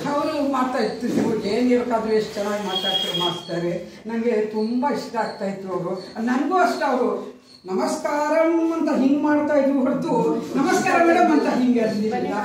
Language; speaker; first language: Kannada; non-native, local second language; Urdu